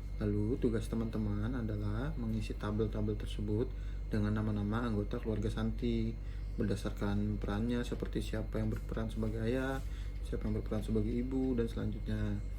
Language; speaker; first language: Indonesian; native; Indonesian